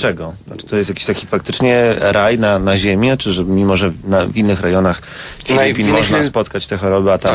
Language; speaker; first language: Polish; native; Polish